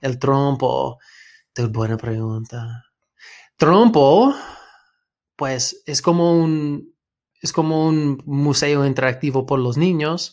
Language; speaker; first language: Spanish; non-native, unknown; English